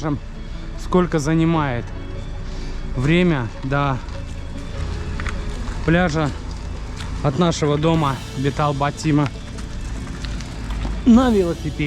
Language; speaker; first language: Russian; native; Russian